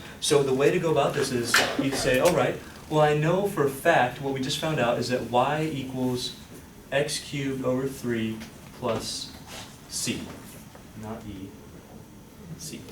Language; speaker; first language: English; native; English